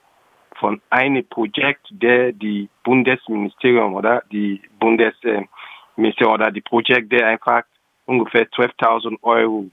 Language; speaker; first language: German; non-native, local second language; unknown